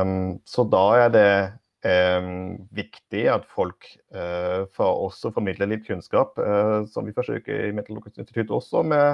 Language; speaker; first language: Norwegian; non-native, fluent; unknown